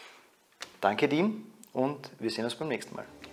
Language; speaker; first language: German; native; German